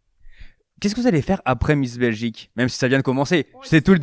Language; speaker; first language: French; native; French